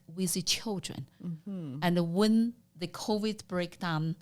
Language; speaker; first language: English; non-native, learner; Chinese